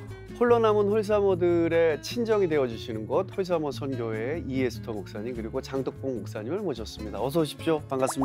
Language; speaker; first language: Korean; native; Korean